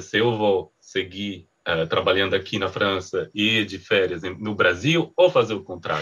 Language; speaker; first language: Portuguese; non-native, fluent; French